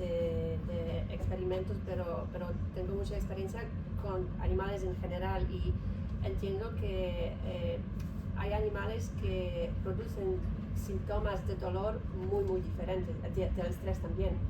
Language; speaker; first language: Spanish; non-native, learner; Polish